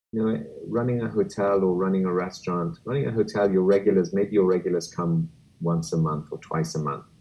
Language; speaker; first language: English; native; English